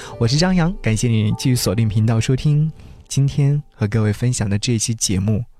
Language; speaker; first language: Chinese; native; Chinese